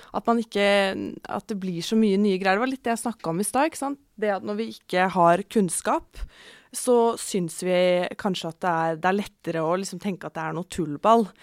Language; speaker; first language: Norwegian; native; Norwegian